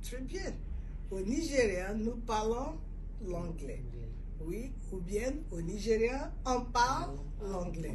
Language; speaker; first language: French; non-native, fluent; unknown